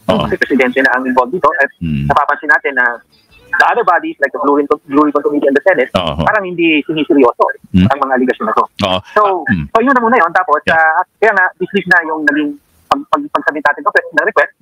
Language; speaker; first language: Filipino; native; Filipino